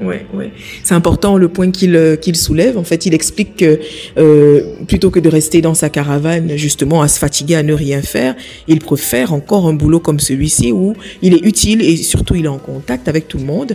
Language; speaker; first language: French; native; French